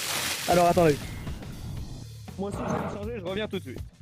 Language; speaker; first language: French; native; French